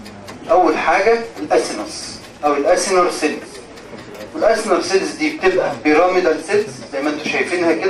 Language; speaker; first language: Arabic; native; Arabic